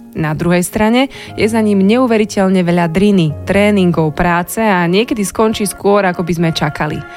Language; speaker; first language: Slovak; native; Slovak